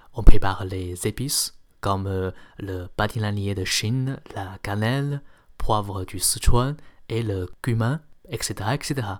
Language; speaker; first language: French; non-native, fluent; Chinese